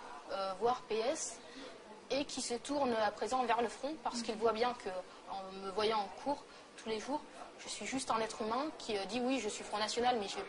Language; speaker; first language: French; native; French